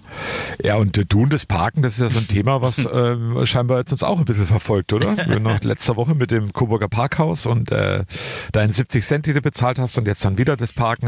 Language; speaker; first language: German; native; German